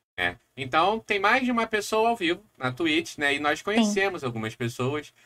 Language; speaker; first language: Portuguese; native; Portuguese